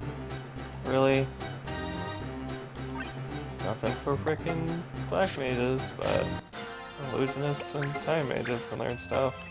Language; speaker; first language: English; native; English